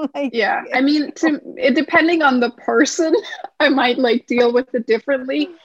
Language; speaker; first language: English; non-native, fluent; Danish